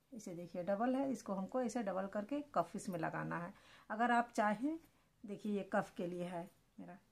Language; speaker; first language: Hindi; native; Hindi